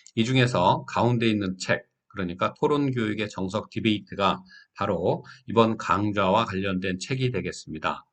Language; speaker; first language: Korean; native; Korean